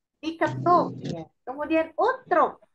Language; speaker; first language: Indonesian; native; Indonesian